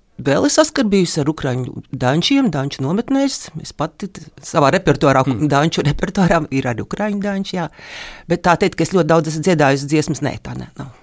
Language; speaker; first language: Latvian; native; Latvian